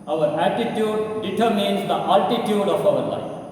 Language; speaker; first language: English; non-native, local second language; Kannada